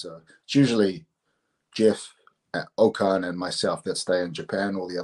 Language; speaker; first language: English; native; English